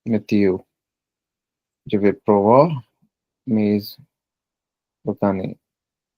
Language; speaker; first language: French; non-native, learner; Punjabi